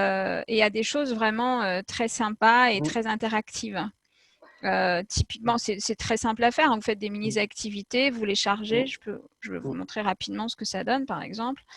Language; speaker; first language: French; native; French